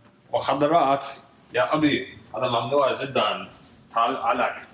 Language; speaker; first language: Arabic; non-native, learner; English